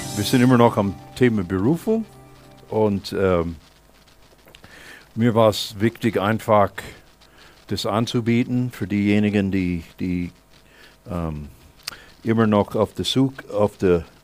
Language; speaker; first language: German; non-native, fluent; English